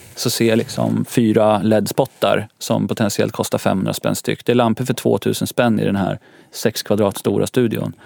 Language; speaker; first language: Swedish; native; Swedish